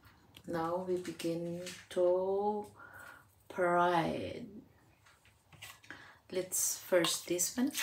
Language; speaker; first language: English; non-native, learner; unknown